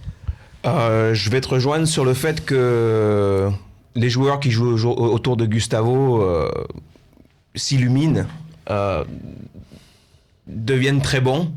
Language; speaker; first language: French; native; French